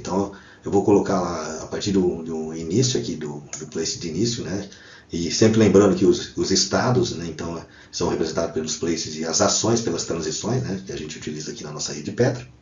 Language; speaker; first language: Portuguese; native; Portuguese